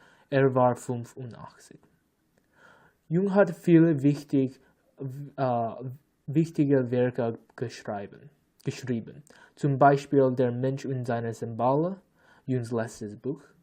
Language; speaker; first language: German; non-native, learner; English